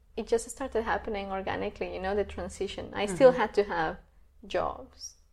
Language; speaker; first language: English; non-native, fluent; Spanish